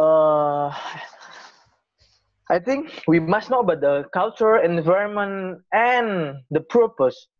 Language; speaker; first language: English; non-native, learner; Indonesian